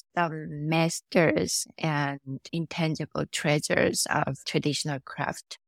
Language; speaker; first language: English; non-native, fluent; Korean